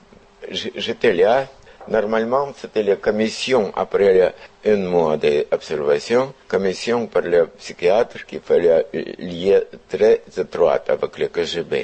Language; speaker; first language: French; non-native, fluent; Russian